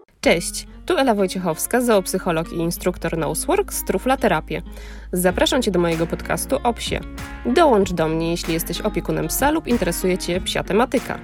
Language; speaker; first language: Polish; native; Polish